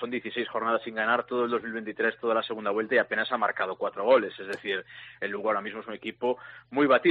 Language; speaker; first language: Spanish; native; Spanish